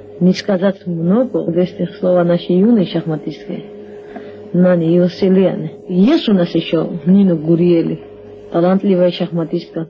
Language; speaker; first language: Russian; non-native, local second language; Georgian